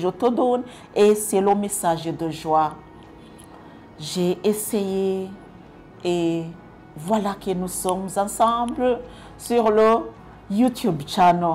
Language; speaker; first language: French; non-native, local second language; Kinyarwanda